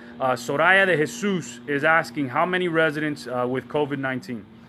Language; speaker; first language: English; early bilingual, other home language; Spanish